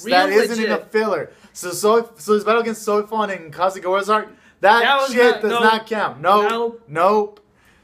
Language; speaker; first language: English; native; English